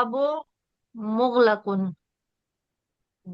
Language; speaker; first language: Arabic; non-native, learner; Urdu